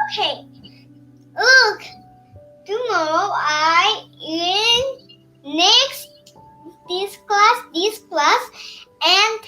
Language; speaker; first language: English; non-native, learner; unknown